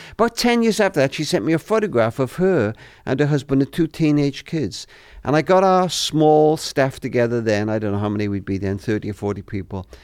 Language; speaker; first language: English; native; English